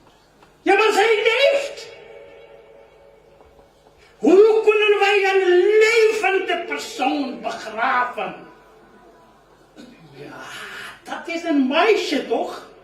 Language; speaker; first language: Dutch; non-native, fluent; Urdu